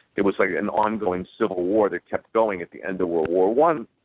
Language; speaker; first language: English; native; English